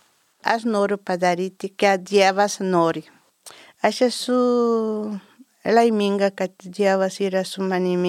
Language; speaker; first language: Lithuanian; non-native, learner; Spanish